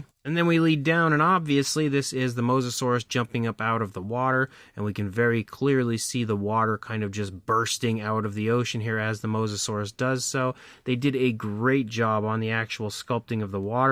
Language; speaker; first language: English; native; English